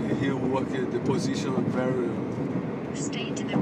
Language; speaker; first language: English; non-native, learner; Portuguese